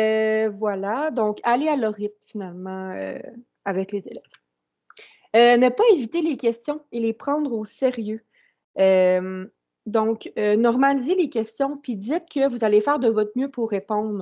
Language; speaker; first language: French; native; French